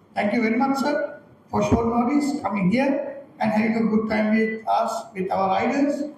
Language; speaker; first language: English; non-native, local second language; Sinhala